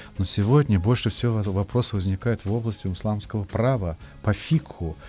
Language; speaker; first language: Russian; non-native, local second language; Tatar